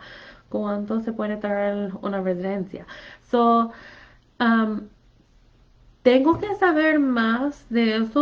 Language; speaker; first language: Spanish; non-native, fluent; English